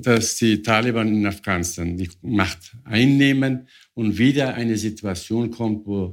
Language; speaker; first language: German; non-native, fluent; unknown